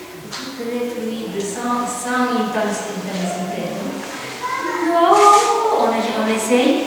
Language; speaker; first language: French; non-native, fluent; Italian